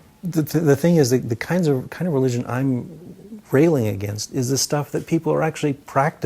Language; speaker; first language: English; native; English